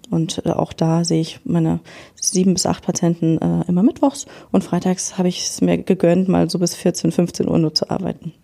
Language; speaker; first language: German; native; German